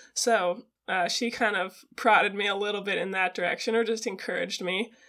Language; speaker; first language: English; native; English